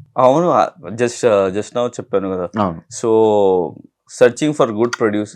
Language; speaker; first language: Telugu; non-native, learner; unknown